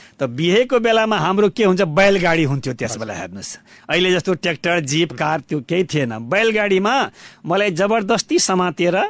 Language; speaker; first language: Nepali; non-native, local second language; Bhojpuri